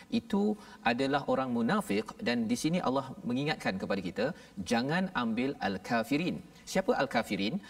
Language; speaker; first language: Malay; native; Malay